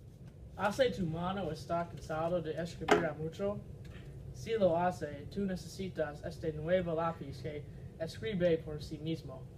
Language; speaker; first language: Spanish; non-native, learner; English